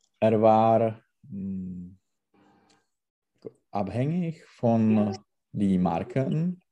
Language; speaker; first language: German; non-native, learner; Czech